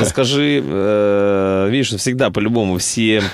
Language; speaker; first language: Russian; native; Russian